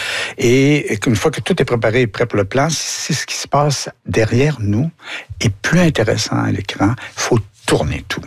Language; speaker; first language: French; native; French